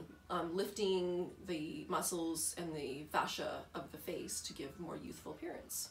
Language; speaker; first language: English; native; English